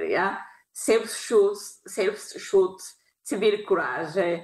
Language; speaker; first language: German; non-native, fluent; Kinyarwanda